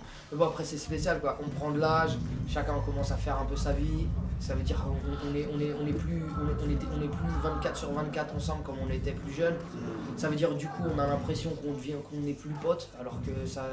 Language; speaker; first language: French; native; French